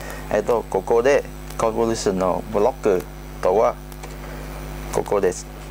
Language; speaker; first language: Japanese; non-native, learner; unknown